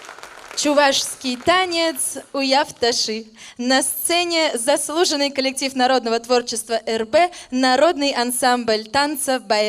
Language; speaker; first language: Russian; native; Russian